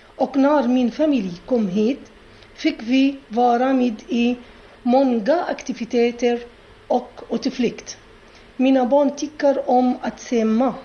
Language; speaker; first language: Swedish; non-native, learner; Arabic